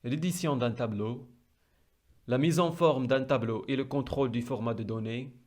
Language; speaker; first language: French; non-native, local second language; Arabic